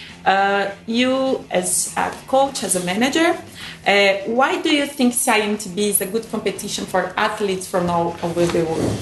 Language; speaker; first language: English; non-native, learner; Portuguese